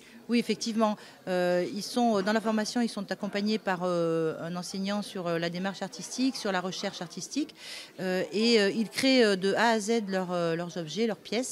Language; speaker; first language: French; native; French